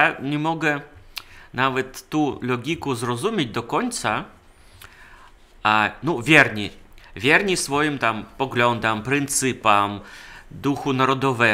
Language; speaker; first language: Polish; non-native, fluent; Russian